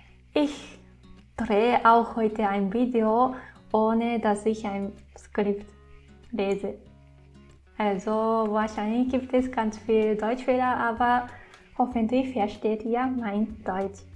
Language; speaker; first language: German; non-native, fluent; Japanese